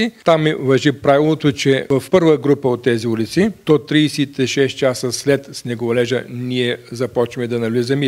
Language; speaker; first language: Bulgarian; native; Bulgarian